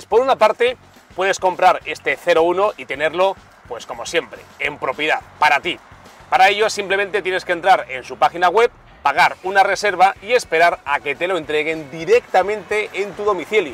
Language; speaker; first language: Spanish; native; Spanish